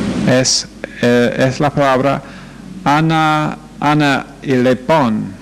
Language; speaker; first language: Spanish; non-native, fluent; English